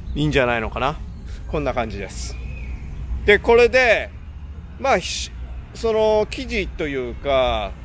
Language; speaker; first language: Japanese; native; Japanese